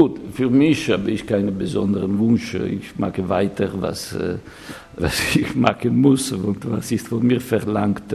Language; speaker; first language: German; non-native, fluent; Italian